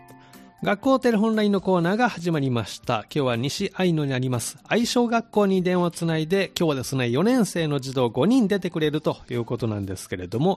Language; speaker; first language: Japanese; native; Japanese